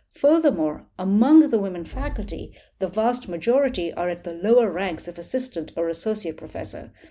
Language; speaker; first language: English; non-native, local second language; Hindi